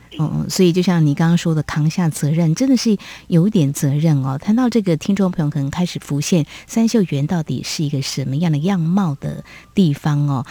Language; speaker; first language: Chinese; native; Chinese